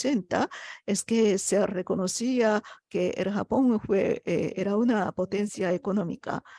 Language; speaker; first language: Spanish; non-native, fluent; Japanese